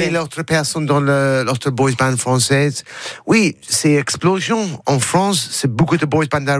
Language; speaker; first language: French; non-native, learner; English